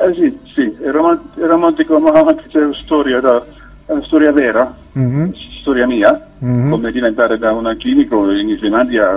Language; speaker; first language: Italian; non-native, learner; Finnish